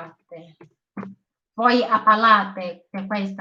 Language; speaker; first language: Italian; non-native, learner; Igbo